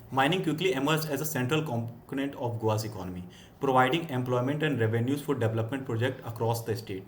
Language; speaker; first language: English; non-native, local second language; Hindi